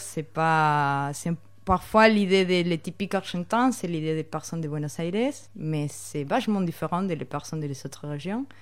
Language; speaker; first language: French; non-native, fluent; Spanish